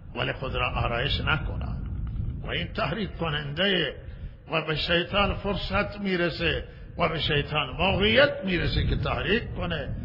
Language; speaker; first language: Persian; non-native, local second language; Baluchi